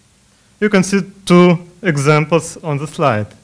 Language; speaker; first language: English; non-native, fluent; Russian